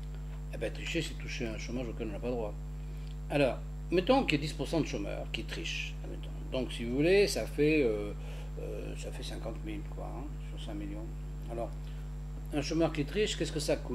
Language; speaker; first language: French; native; French